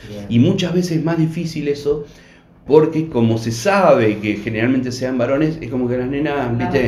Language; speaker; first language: Spanish; native; Spanish